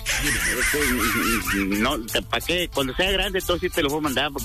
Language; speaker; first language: Spanish; native; Spanish